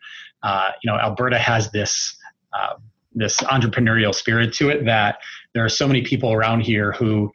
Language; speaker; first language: English; native; English